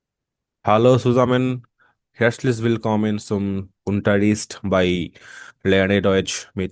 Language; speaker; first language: German; non-native, fluent; Bangla